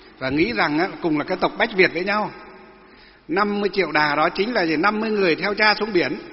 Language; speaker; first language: Vietnamese; non-native, local second language; Muong